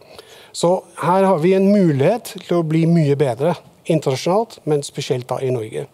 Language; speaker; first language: Norwegian; non-native, fluent; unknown